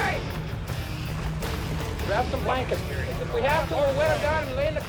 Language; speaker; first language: English; native; English